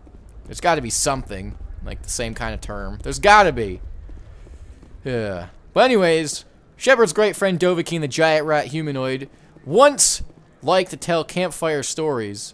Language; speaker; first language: English; native; English